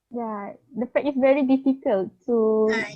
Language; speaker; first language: English; non-native, learner; Indonesian